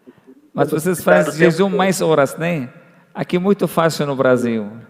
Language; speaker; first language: Portuguese; non-native, fluent; Arabic